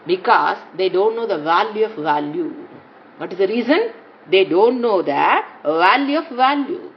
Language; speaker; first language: English; non-native, local second language; Tamil